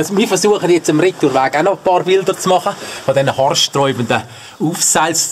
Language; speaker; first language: German; native; German